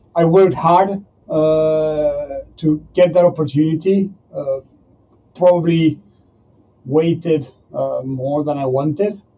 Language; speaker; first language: English; non-native, fluent; Spanish